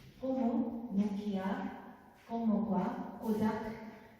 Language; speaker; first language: French; non-native, learner; Korean